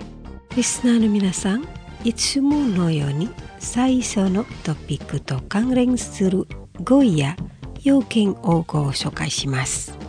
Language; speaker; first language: Japanese; non-native, fluent; Indonesian